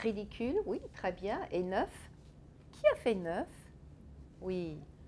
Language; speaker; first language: French; non-native, fluent; English